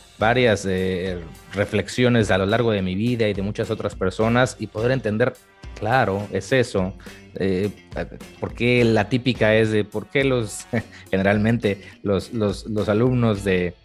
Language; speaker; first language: Spanish; native; Spanish